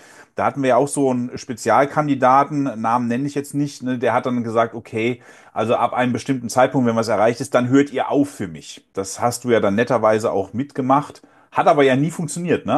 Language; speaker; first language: German; native; German